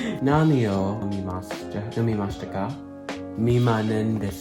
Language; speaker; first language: Japanese; non-native, learner; English